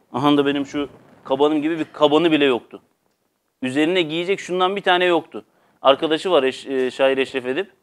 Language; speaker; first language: Turkish; native; Turkish